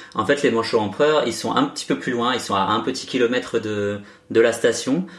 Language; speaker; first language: French; native; French